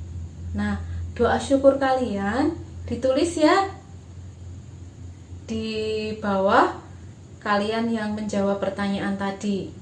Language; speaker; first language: Indonesian; native; Indonesian